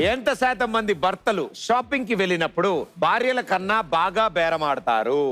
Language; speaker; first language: Telugu; native; Telugu